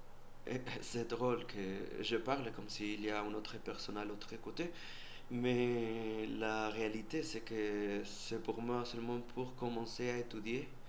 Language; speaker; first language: French; non-native, learner; Spanish